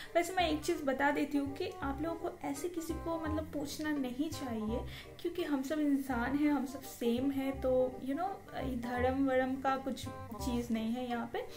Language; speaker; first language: Hindi; non-native, local second language; Bangla